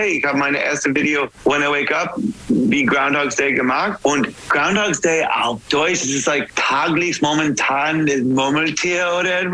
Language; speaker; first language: German; non-native, learner; English